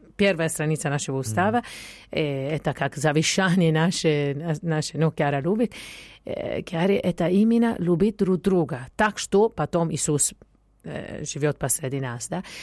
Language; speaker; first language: Russian; non-native, fluent; Italian